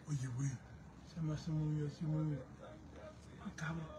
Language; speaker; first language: Spanish; native; Spanish